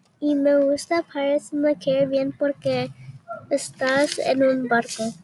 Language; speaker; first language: Spanish; early bilingual, heritage; Spanish